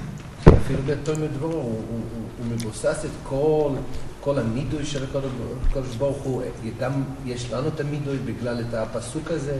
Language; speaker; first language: Hebrew; non-native, fluent; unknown